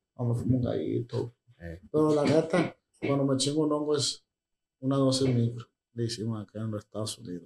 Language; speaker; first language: Spanish; early bilingual, other home language; English